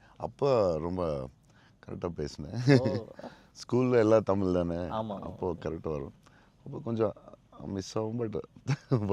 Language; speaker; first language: Tamil; non-native, local second language; Telugu